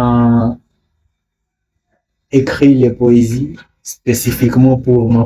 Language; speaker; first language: French; non-native, learner; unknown